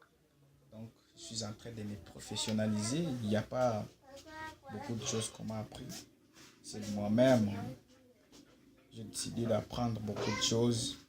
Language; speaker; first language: French; non-native, local second language; Swahili